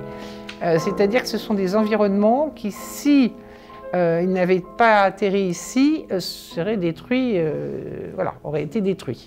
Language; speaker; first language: French; native; French